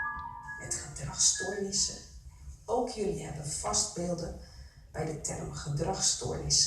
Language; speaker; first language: Dutch; native; Dutch